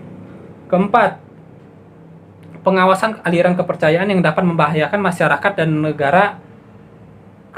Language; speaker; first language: Indonesian; native; Indonesian